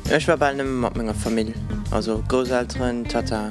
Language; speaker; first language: German; non-native, local second language; Luxembourgish